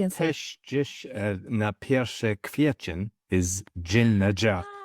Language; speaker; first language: Polish; non-native, learner; English